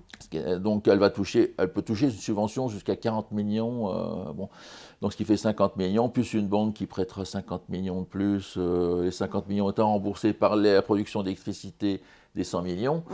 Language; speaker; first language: French; native; French